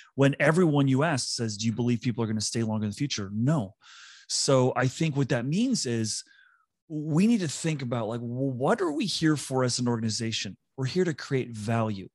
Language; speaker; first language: English; native; English